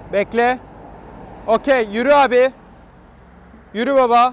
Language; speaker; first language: Turkish; native; Turkish